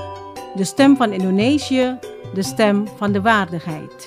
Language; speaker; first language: Dutch; non-native, fluent; Indonesian